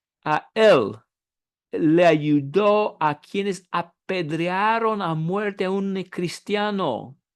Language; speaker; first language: Spanish; non-native, fluent; English